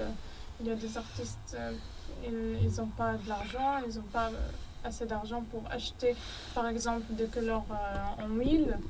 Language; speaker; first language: French; non-native, learner; Arabic